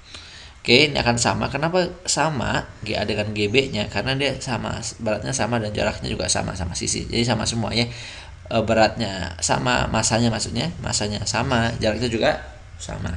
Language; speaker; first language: Indonesian; native; Indonesian